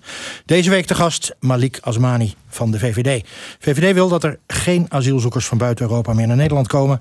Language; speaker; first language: Dutch; native; Dutch